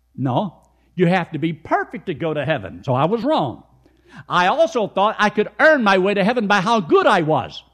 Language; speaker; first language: English; native; English